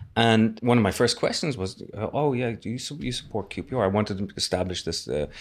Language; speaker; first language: English; native; English